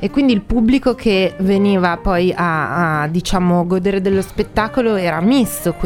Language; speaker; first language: Italian; native; Italian